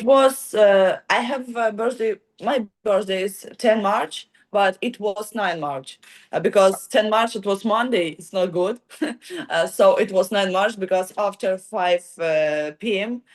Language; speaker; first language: English; non-native, learner; Ukrainian